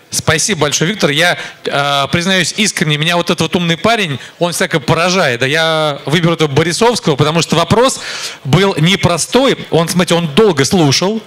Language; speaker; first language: Russian; native; Russian